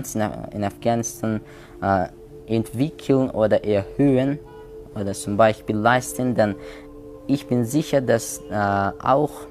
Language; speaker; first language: German; non-native, learner; Persian